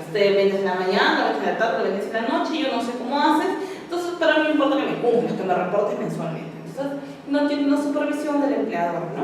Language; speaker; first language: Spanish; native; Spanish